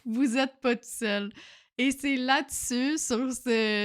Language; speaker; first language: French; native; French